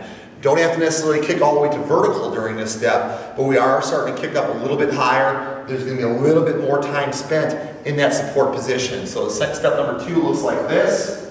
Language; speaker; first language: English; native; English